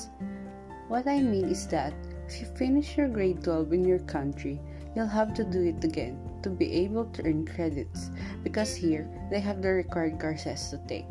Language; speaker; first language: English; non-native, local second language; Filipino